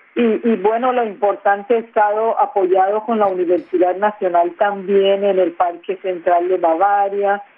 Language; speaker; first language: Spanish; non-native, local second language; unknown